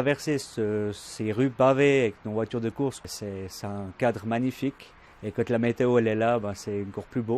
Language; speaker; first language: French; native; French